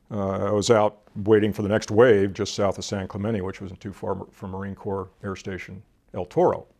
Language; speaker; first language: English; native; English